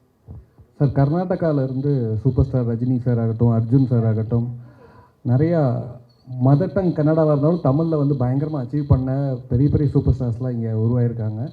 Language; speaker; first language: Tamil; native; Tamil